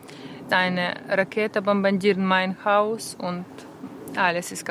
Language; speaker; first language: German; non-native, learner; Ukrainian